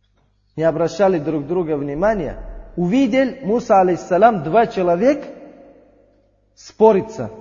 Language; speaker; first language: Russian; non-native, learner; Uzbek